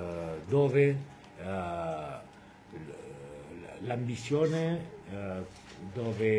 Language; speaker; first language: Italian; non-native, fluent; French